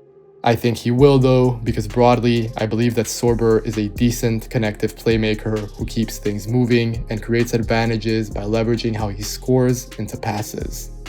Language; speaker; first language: English; native; English